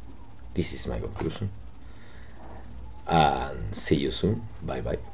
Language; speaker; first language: English; non-native, local second language; Spanish